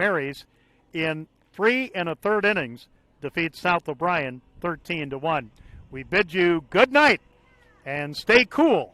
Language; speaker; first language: English; native; English